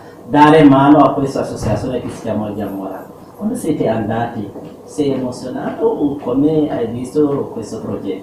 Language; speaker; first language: Italian; non-native, learner; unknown